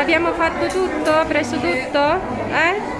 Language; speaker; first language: Italian; non-native, fluent; Filipino